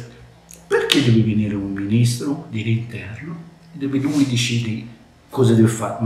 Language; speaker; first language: Italian; non-native, learner; Arabic